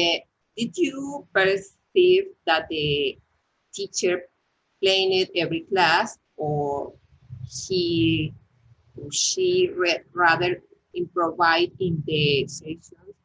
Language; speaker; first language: English; non-native, learner; Spanish